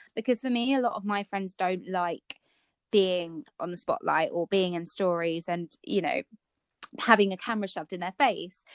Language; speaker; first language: English; native; English